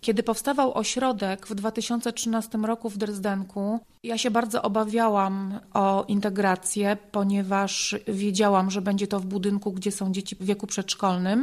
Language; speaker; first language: Polish; native; Polish